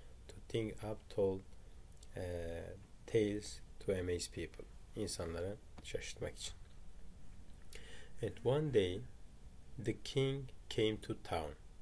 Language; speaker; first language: English; non-native, fluent; Turkish